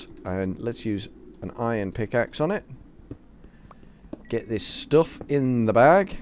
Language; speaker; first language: English; native; English